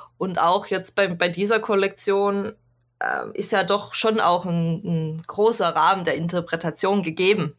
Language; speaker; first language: German; native; German